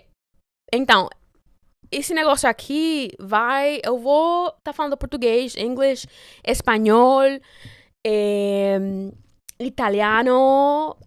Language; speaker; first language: Portuguese; non-native, fluent; Spanish